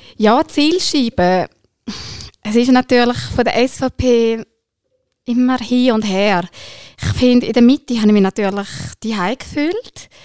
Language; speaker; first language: German; early bilingual, other home language; Albanian